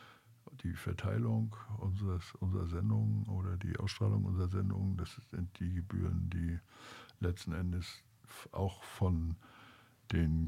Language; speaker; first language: German; native; German